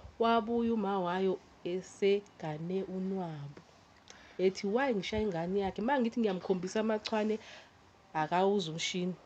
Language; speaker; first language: Zulu; native; Zulu